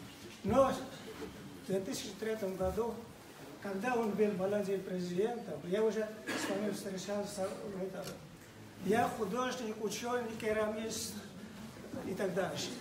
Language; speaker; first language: Russian; non-native, fluent; Georgian